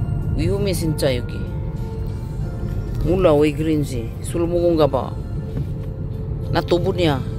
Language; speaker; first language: Korean; non-native, learner; Filipino